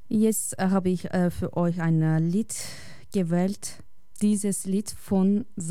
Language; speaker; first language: German; non-native, fluent; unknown